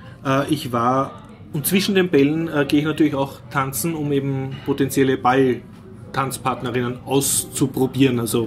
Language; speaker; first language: German; native; German